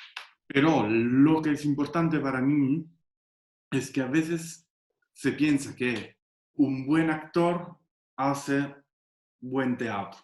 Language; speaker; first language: Spanish; non-native, fluent; Italian